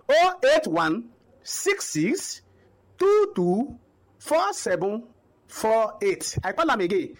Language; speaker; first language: Nigerian Pidgin; non-native, local second language; Yoruba